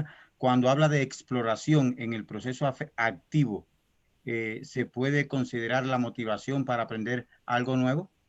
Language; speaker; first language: Spanish; native; Spanish